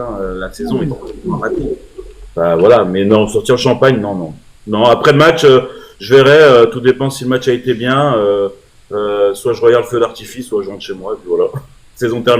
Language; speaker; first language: French; native; French